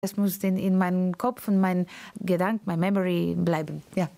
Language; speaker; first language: German; non-native, learner; Latvian